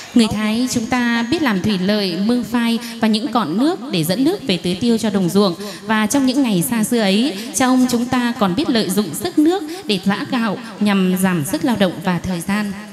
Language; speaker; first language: Vietnamese; non-native, local second language; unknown